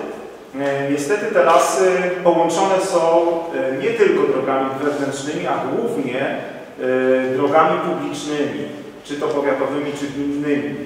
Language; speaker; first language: Polish; native; Polish